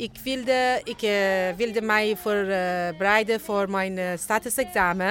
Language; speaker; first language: Dutch; non-native, learner; Persian